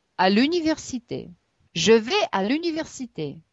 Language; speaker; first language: French; non-native, fluent; Russian